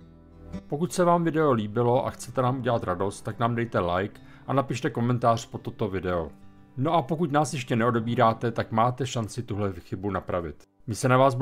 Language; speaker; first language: Czech; native; Czech